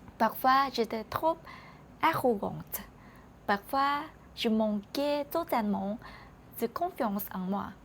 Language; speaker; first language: French; non-native, learner; Vietnamese